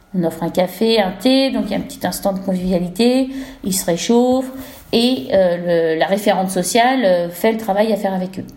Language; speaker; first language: French; native; French